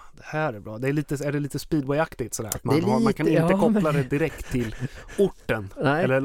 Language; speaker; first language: Swedish; native; Swedish